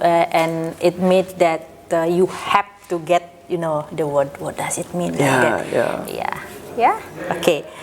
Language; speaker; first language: English; non-native, fluent; Indonesian